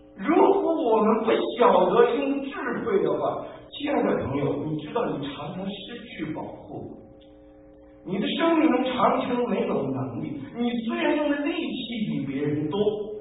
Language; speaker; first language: Chinese; native; Chinese